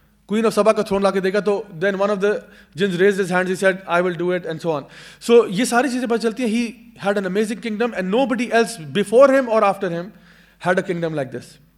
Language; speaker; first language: English; non-native, local second language; Urdu